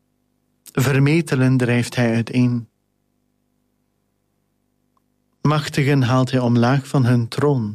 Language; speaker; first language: Dutch; native; Dutch